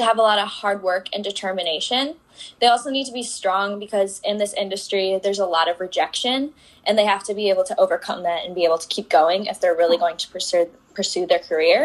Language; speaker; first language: English; native; English